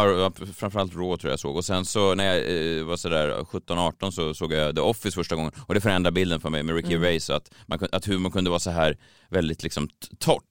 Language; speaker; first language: Swedish; native; Swedish